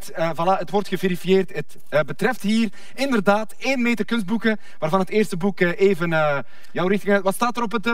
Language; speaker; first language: Dutch; native; Dutch